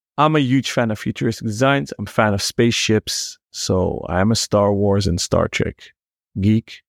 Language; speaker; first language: English; non-native, fluent; Hebrew